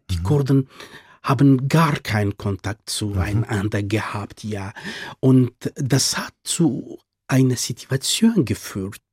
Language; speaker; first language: German; non-native, fluent; Central Kurdish